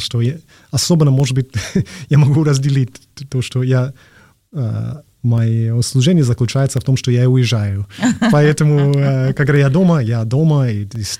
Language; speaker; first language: Russian; non-native, fluent; English